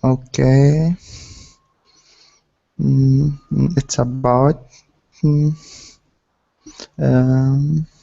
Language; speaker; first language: English; non-native, learner; Arabic